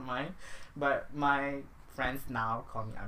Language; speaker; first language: English; non-native, local second language; Malay